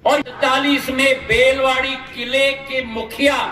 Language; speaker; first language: Hindi; non-native, local second language; Marathi